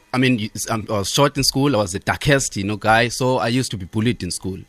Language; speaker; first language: English; non-native, local second language; Xhosa